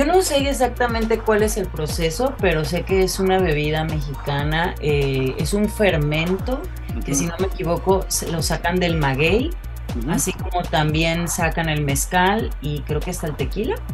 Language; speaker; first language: Spanish; native; Spanish